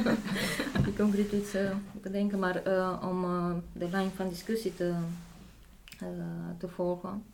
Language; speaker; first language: Dutch; non-native, fluent; Polish